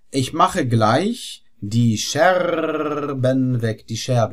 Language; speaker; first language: German; non-native, fluent; Arabic